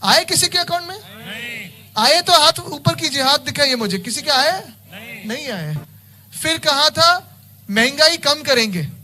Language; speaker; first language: Hindi; non-native, local second language; Marathi